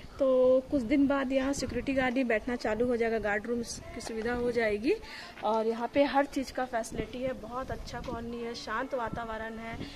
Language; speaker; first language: Hindi; non-native, local second language; Bangla